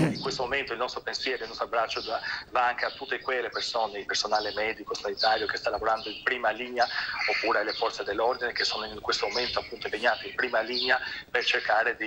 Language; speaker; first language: Italian; native; Italian